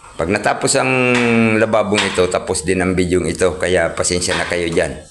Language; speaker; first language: Filipino; non-native, local second language; Cebuano